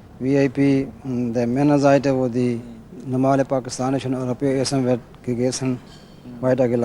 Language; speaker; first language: German; non-native, fluent; Urdu